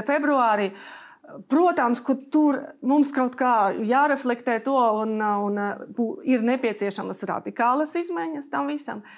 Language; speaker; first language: Latvian; non-native, local second language; Russian